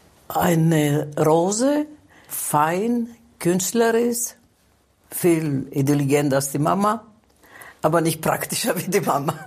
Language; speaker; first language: German; non-native, fluent; Greek